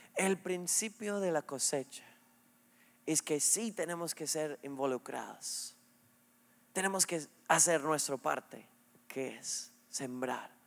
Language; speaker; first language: Spanish; non-native, fluent; English